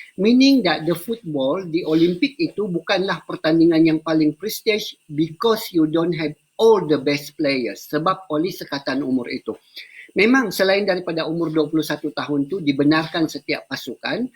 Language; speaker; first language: Malay; non-native, local second language; Central Dusun